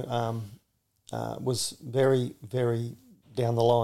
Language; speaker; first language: English; native; English